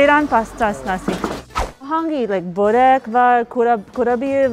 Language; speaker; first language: Turkish; non-native, learner; English